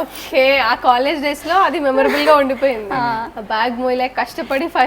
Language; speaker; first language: Telugu; native; Telugu